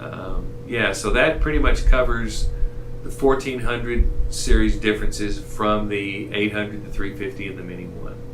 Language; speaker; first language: English; native; English